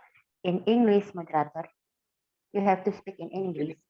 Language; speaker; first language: English; non-native, fluent; Indonesian